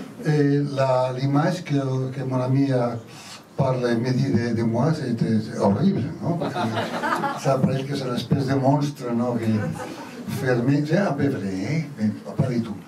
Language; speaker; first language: French; non-native, learner; Spanish